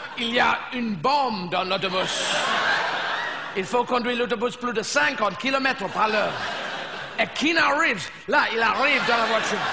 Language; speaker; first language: French; non-native, fluent; English